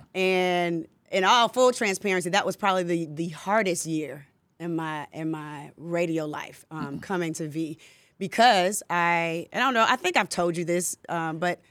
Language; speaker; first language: English; native; English